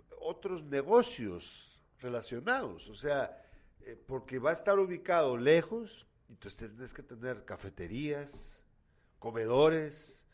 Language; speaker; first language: Spanish; native; Spanish